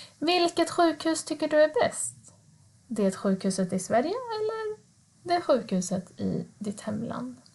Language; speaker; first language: Swedish; native; Swedish